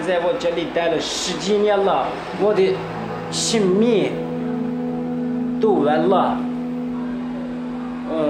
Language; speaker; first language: Chinese; non-native, local second language; Uyghur